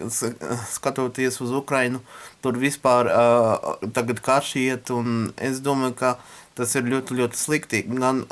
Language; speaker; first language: Latvian; non-native, local second language; Russian